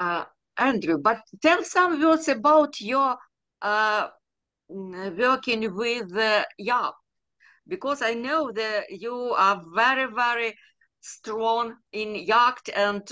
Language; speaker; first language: English; non-native, learner; Ukrainian